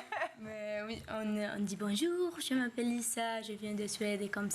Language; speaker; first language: French; non-native, learner; Swedish